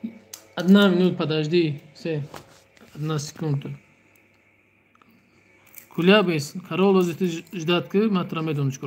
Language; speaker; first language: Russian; non-native, learner; Tajik